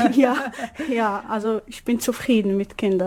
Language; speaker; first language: German; non-native, learner; Arabic